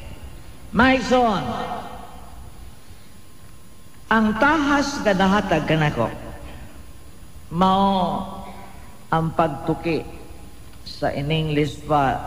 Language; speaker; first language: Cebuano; native; Cebuano